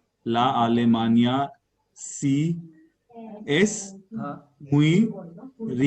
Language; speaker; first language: Spanish; non-native, learner; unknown